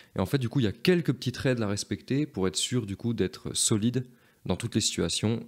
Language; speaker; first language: French; native; French